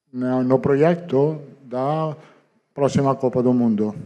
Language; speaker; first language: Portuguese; non-native, learner; Italian